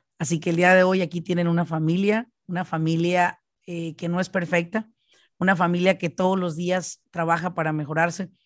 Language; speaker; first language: Spanish; native; Spanish